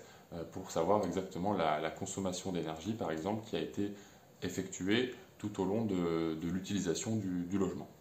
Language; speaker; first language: French; native; French